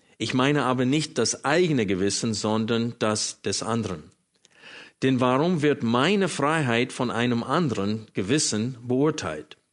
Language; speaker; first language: German; non-native, fluent; English